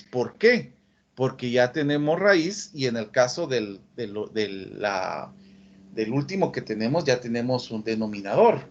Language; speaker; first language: Spanish; native; Spanish